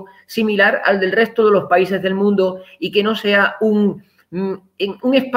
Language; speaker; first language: Spanish; native; Spanish